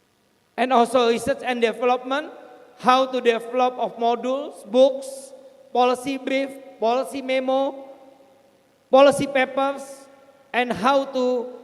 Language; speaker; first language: English; non-native, fluent; Indonesian